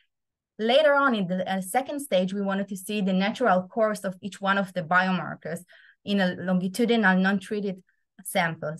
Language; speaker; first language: English; non-native, fluent; Hebrew